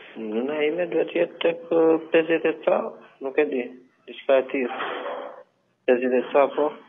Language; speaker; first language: Albanian; native; Albanian